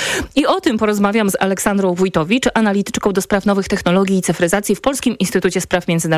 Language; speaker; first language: Polish; native; Polish